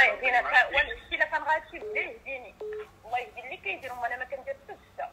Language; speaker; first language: Arabic; native; Arabic